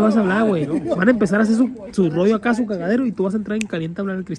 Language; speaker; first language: Spanish; native; Spanish